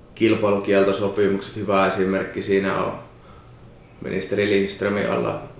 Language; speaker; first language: Finnish; native; Finnish